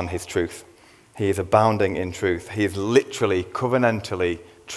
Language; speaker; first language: English; native; English